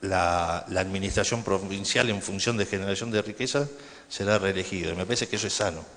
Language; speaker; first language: Spanish; native; Spanish